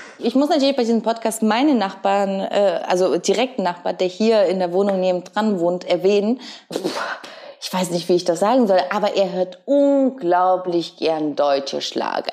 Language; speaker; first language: German; early bilingual, other home language; Russian